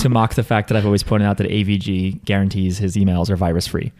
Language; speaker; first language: English; native; English